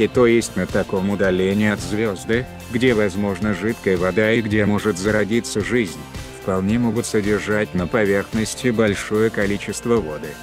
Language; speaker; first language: Russian; native; Russian